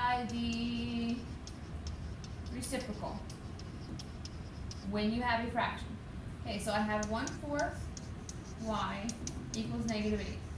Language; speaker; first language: English; native; English